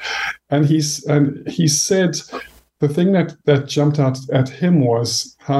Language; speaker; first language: English; native; English